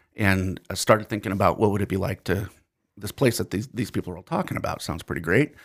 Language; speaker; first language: English; native; English